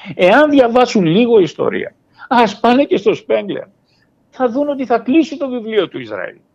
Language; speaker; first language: Greek; early bilingual, heritage; Greek